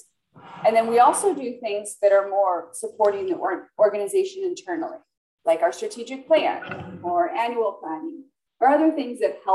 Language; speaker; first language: English; native; English